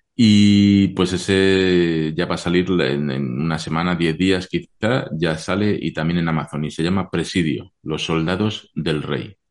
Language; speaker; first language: Spanish; native; Spanish